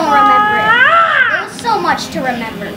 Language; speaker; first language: English; native; English